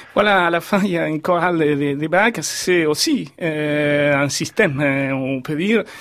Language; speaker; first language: French; non-native, fluent; Spanish